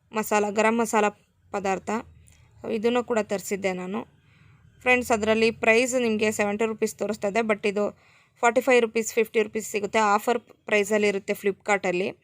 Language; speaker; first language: Kannada; native; Kannada